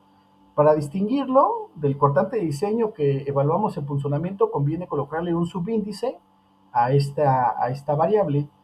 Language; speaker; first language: Spanish; native; Spanish